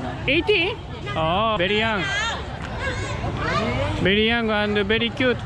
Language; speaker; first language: English; non-native, learner; Japanese